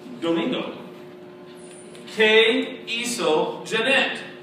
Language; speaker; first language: Spanish; non-native, fluent; English